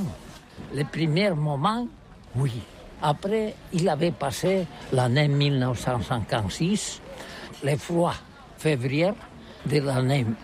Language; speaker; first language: French; non-native, learner; Catalan